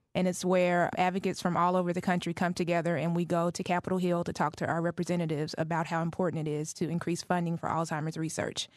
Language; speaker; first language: English; native; English